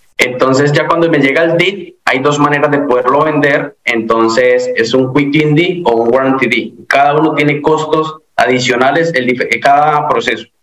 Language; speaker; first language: Spanish; native; Spanish